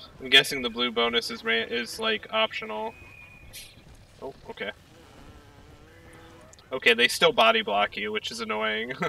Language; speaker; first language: English; native; English